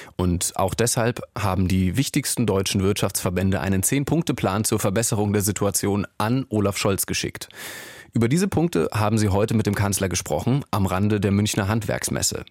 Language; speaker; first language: German; native; German